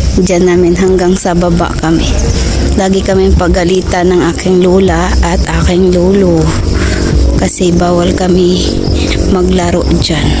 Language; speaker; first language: Filipino; non-native, local second language; Cebuano